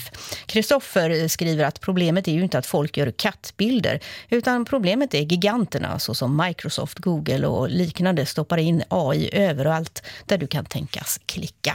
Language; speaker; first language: Swedish; native; Swedish